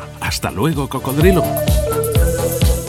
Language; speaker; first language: Spanish; native; Spanish